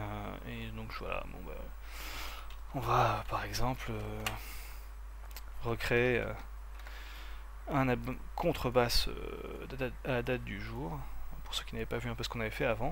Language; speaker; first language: French; native; French